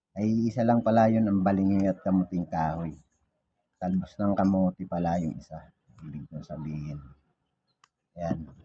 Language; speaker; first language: Filipino; non-native, local second language; Bikol